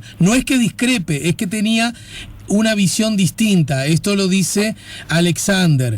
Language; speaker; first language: Spanish; native; Spanish